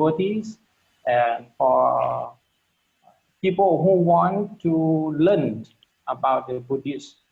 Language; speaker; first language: English; non-native, learner; Lao